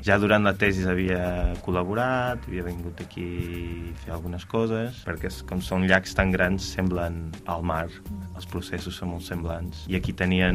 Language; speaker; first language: Catalan; non-native, fluent; Portuguese